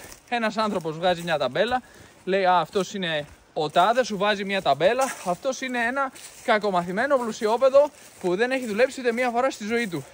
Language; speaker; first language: Greek; native; Greek